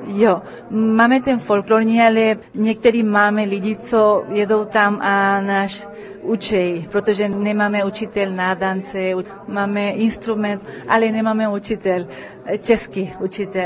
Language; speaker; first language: Czech; early bilingual, heritage; Spanish